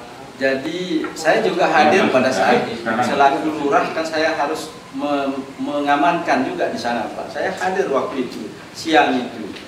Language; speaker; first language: Indonesian; non-native, local second language; Sasak